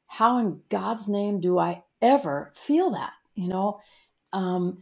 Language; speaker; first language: English; native; English